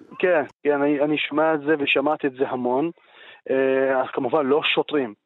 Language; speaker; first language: Hebrew; non-native, local second language; Arabic